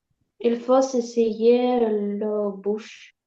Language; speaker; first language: French; non-native, learner; Ukrainian